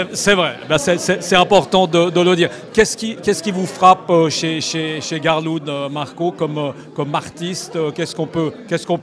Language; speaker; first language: French; native; French